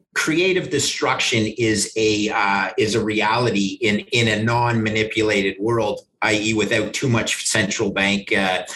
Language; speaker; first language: English; native; English